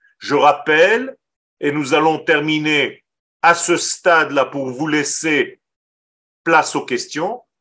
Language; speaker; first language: French; non-native, fluent; Hebrew